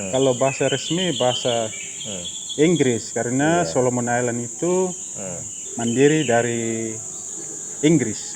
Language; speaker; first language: Indonesian; non-native, fluent; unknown